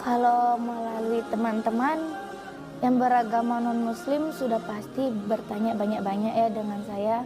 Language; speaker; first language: Indonesian; native; Indonesian